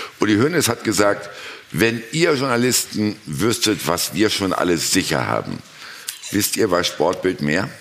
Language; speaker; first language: German; native; German